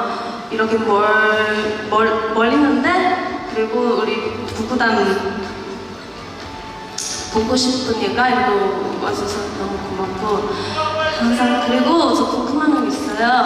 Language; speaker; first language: Korean; non-native, fluent; Chinese